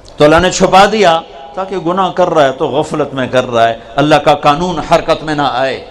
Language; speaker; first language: Urdu; non-native, local second language; Punjabi